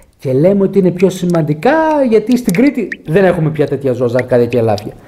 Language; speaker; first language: Greek; native; Greek